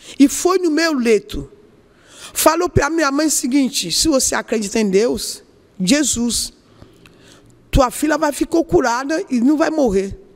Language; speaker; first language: Portuguese; non-native, learner; Yoruba